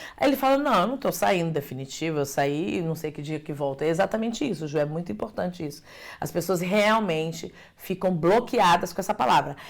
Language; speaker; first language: Portuguese; native; Portuguese